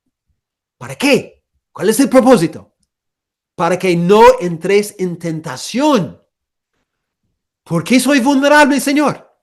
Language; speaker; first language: Spanish; non-native, fluent; English